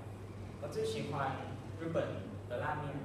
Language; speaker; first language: Chinese; non-native, learner; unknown